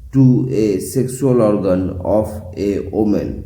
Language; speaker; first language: English; non-native, local second language; Bangla